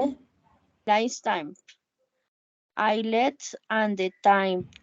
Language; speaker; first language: English; non-native, learner; Spanish